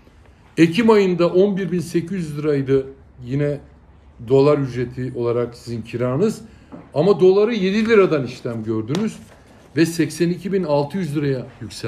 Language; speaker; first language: Turkish; native; Turkish